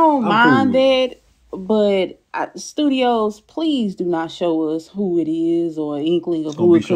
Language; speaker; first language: English; native; English